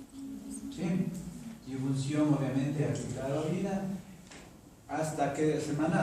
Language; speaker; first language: Spanish; native; Spanish